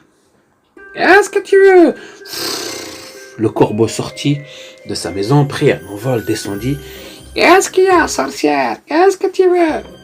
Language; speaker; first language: French; native; French